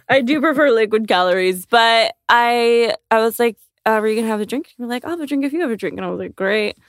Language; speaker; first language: English; native; English